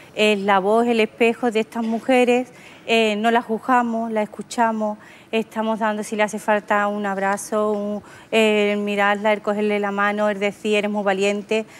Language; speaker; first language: Spanish; native; Spanish